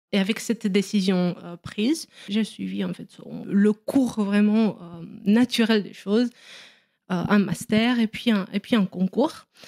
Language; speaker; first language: French; non-native, fluent; Romanian